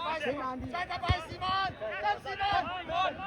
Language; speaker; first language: German; native; German